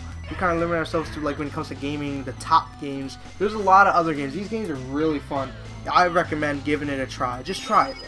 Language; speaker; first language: English; native; English